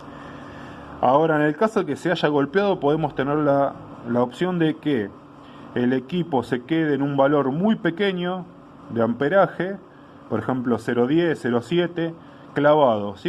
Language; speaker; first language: Spanish; native; Spanish